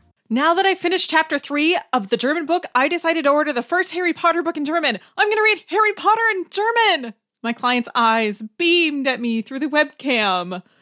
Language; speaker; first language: English; native; English